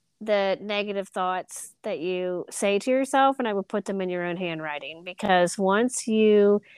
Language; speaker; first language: English; native; English